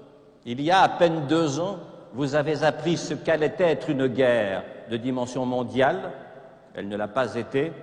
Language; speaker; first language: French; native; French